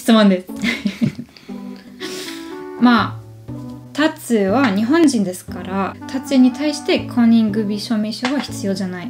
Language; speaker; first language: Japanese; non-native, learner; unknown